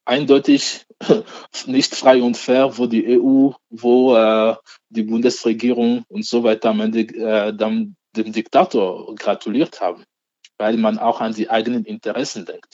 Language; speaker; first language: German; non-native, fluent; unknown